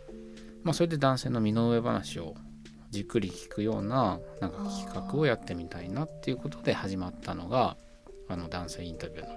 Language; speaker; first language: Japanese; native; Japanese